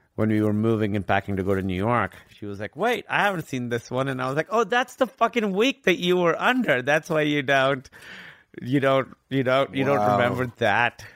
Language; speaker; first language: English; non-native, local second language; Urdu